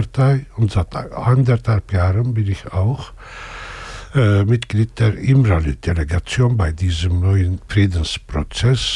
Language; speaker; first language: German; non-native, fluent; Kurdish